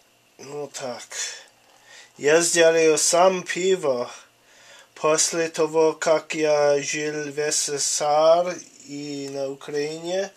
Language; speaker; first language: Russian; non-native, learner; English